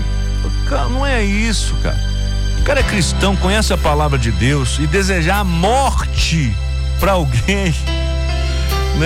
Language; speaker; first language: Portuguese; native; Portuguese